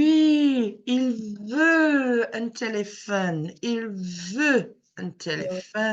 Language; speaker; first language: French; non-native, fluent; English